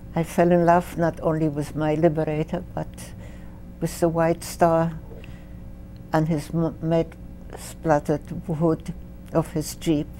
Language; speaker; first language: English; non-native, fluent; Polish